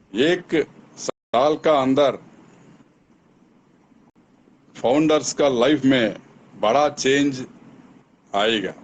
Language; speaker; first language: Hindi; non-native, local second language; Telugu